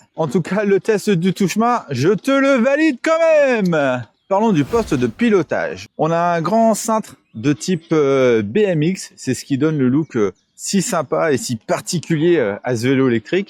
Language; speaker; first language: French; native; French